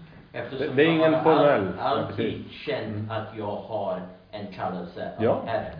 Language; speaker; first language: Swedish; non-native, learner; English